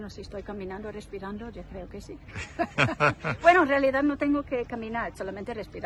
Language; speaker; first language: Spanish; non-native, fluent; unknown